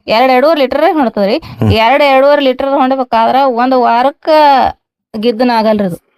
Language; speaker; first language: Kannada; native; Kannada